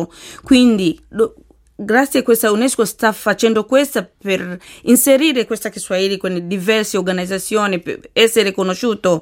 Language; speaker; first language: Italian; non-native, learner; Swahili